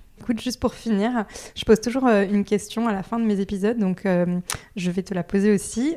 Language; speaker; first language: French; native; French